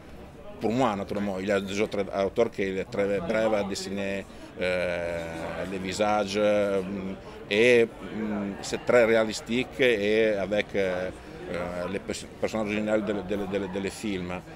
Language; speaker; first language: French; non-native, fluent; Italian